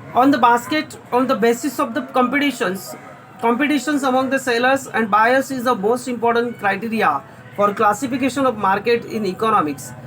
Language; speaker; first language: English; non-native, local second language; Marathi